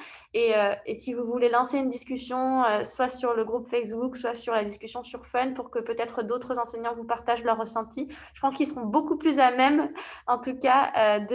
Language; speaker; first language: French; native; French